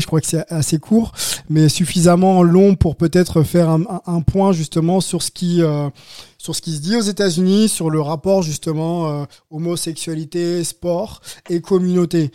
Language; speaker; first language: French; native; French